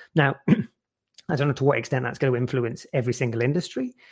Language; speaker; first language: English; native; English